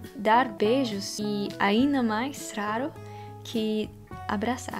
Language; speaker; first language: Portuguese; non-native, fluent; Dutch